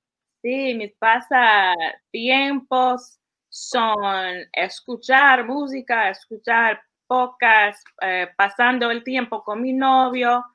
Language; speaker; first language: Spanish; early bilingual, heritage; English